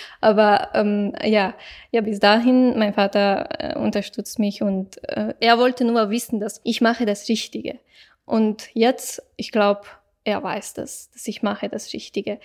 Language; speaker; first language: German; non-native, fluent; Persian